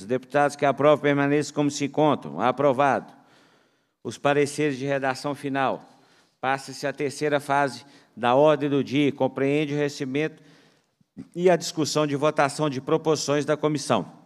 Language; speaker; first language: Portuguese; native; Portuguese